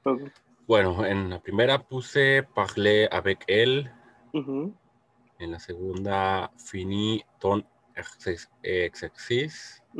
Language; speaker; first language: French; non-native, learner; Spanish